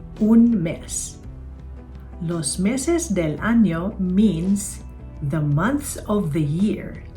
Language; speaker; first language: Spanish; non-native, fluent; Filipino